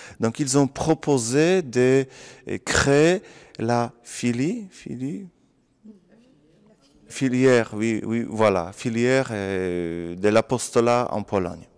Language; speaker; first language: French; non-native, fluent; Polish